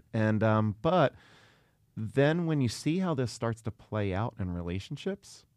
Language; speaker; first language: English; native; English